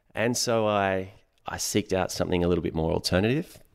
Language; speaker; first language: English; native; English